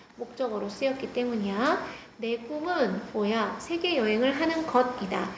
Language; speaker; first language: Korean; native; Korean